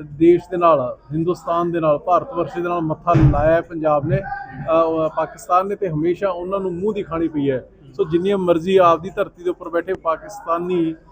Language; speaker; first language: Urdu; non-native, local second language; Punjabi